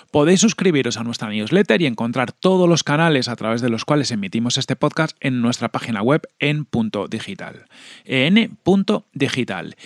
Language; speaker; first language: Spanish; native; Spanish